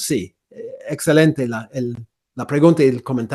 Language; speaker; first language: Spanish; non-native, fluent; English